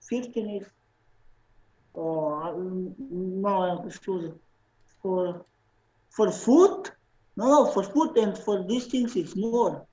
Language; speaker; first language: English; non-native, learner; Slovenian